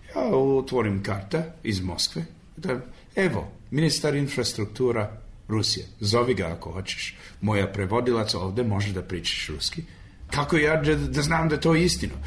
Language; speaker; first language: Serbian; early bilingual, heritage; Serbian